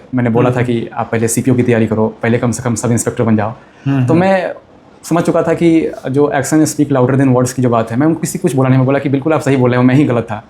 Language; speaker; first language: Hindi; native; Hindi